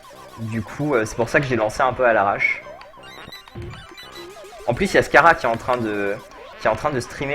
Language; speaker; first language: French; native; French